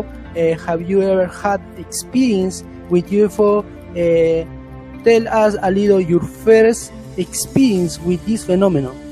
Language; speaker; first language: English; non-native, learner; Spanish